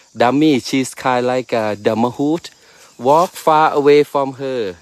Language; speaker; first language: English; non-native, learner; Thai